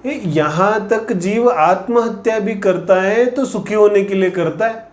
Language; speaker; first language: Hindi; non-native, local second language; Kannada